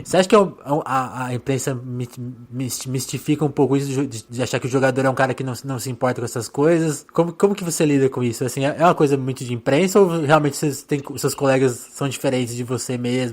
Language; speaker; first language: Portuguese; native; Portuguese